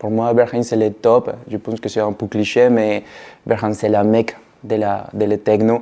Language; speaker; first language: French; non-native, fluent; Spanish